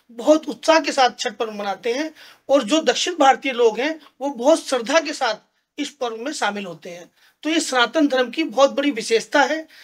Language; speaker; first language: Hindi; native; Hindi